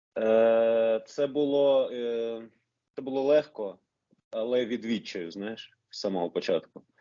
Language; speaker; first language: Ukrainian; non-native, local second language; Russian